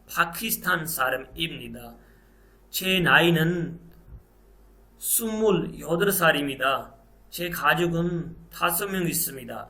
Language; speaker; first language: Korean; non-native, learner; Urdu